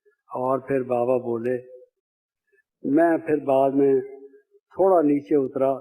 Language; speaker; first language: Hindi; native; Hindi